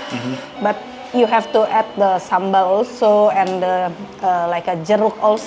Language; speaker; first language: English; non-native, fluent; Indonesian